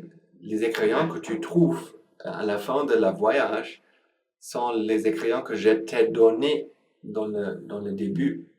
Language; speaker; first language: French; non-native, learner; Sinhala